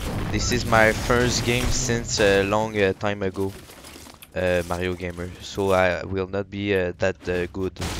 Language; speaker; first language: English; non-native, learner; French